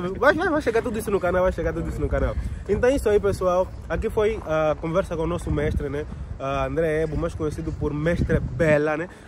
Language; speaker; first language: Portuguese; native; Portuguese